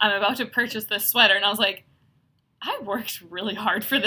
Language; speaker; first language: English; non-native, fluent; Hungarian